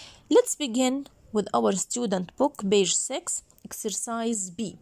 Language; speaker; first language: English; non-native, fluent; Arabic